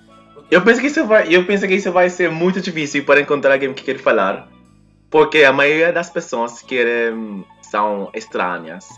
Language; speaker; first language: Portuguese; non-native, fluent; English